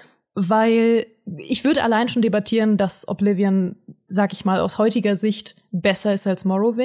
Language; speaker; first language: German; native; German